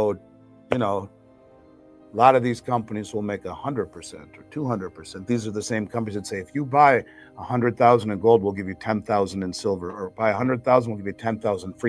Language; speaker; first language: English; native; English